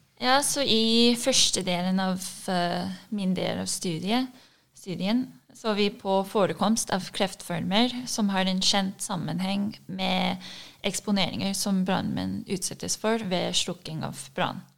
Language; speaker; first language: Norwegian; non-native, fluent; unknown